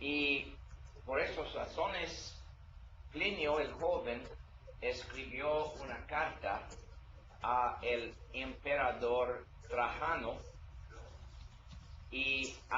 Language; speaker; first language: Spanish; non-native, learner; English